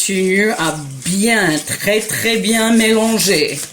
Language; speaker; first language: French; non-native, fluent; English